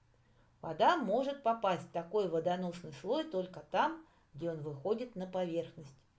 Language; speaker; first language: Russian; native; Russian